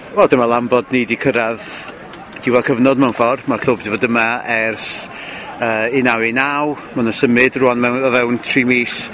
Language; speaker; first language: Welsh; native; Welsh